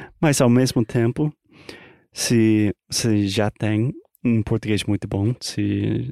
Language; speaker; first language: Portuguese; non-native, fluent; English